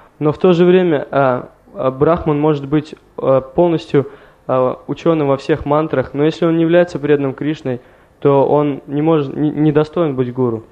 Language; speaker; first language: Russian; native; Russian